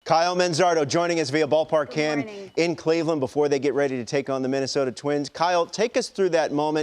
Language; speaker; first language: English; native; English